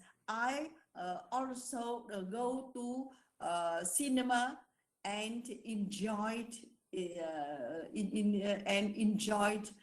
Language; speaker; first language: English; non-native, learner; Vietnamese